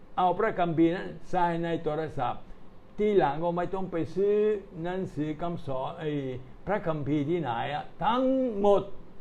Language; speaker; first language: Thai; non-native, fluent; Italian